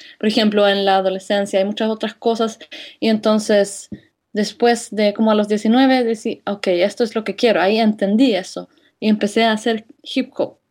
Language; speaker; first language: Spanish; non-native, fluent; Swedish